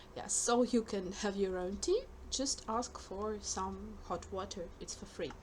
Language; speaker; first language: English; non-native, fluent; Ukrainian